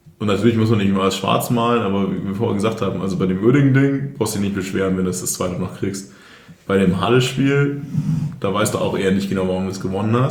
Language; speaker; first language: German; native; German